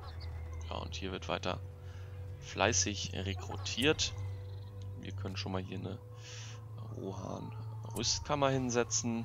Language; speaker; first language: German; native; German